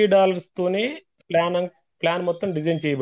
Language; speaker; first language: Telugu; native; Telugu